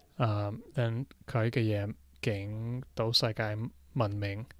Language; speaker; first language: Cantonese; non-native, learner; English